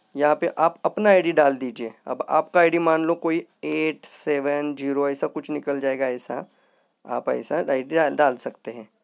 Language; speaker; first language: Hindi; non-native, local second language; Marathi